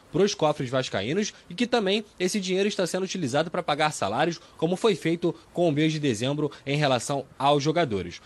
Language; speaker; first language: Portuguese; native; Portuguese